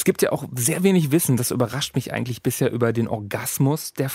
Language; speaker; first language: German; native; German